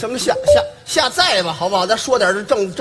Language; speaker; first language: Chinese; native; Chinese